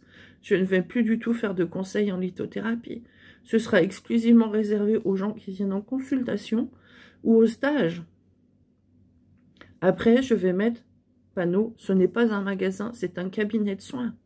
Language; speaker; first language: French; native; French